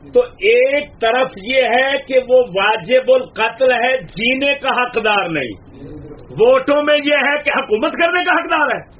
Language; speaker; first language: Urdu; non-native, local second language; Punjabi